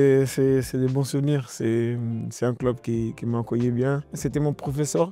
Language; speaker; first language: French; non-native, learner; Portuguese